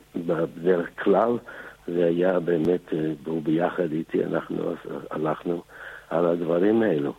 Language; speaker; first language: Hebrew; non-native, fluent; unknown